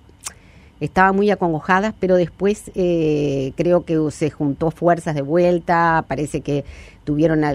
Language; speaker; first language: Spanish; native; Spanish